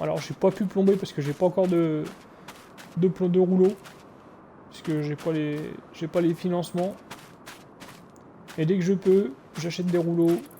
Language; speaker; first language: French; native; French